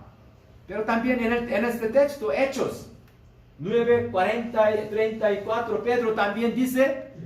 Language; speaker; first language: Spanish; non-native, learner; Korean